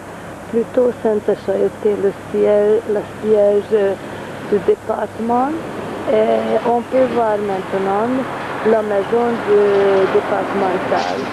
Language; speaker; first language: French; non-native, fluent; Hungarian